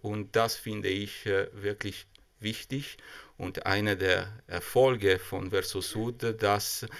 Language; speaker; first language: German; non-native, fluent; Italian